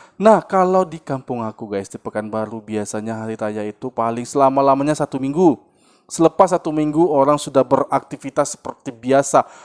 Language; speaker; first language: Indonesian; native; Indonesian